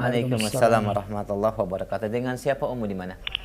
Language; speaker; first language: Indonesian; native; Indonesian